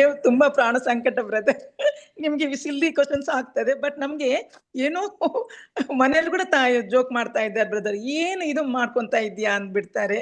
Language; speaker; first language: Kannada; non-native, local second language; Telugu